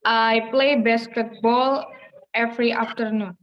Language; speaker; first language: English; non-native, learner; Indonesian